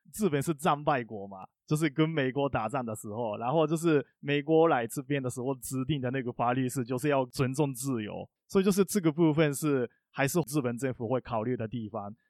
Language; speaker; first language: Chinese; non-native, fluent; Japanese